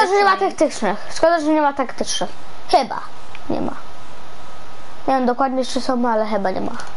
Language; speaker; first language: Polish; early bilingual, heritage; Polish